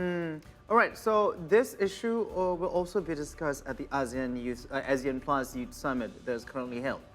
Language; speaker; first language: English; non-native, fluent; Indonesian